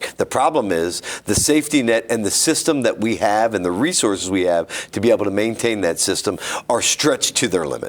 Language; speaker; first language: English; native; English